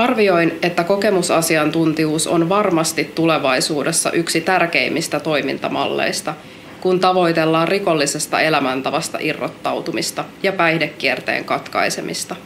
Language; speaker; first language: Finnish; native; Finnish